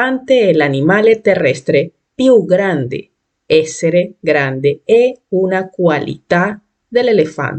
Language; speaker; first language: Italian; non-native, fluent; Spanish